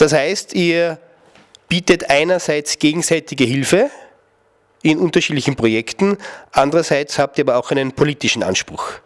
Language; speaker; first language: German; native; German